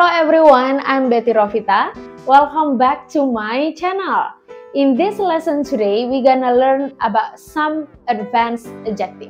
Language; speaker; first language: English; non-native, fluent; Indonesian